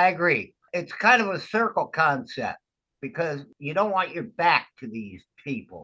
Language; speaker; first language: English; native; English